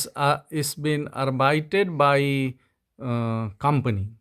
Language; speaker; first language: German; non-native, learner; Hindi